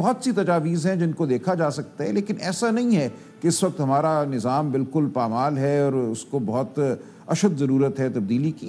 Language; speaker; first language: Urdu; native; Urdu